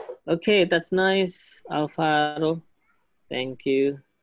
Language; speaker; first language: English; non-native, fluent; Indonesian